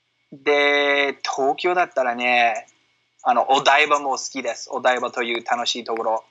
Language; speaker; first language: Japanese; non-native, fluent; English